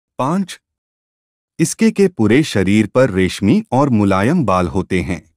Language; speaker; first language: Hindi; native; Hindi